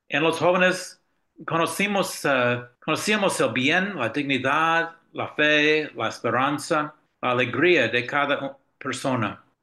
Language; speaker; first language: Spanish; non-native, fluent; English